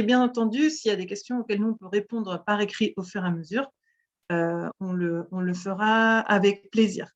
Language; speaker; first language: French; native; French